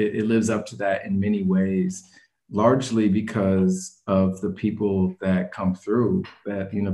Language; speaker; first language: English; native; English